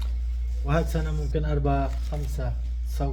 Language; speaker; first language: Arabic; non-native, learner; Manipuri